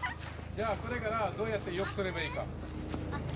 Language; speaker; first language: Japanese; native; Japanese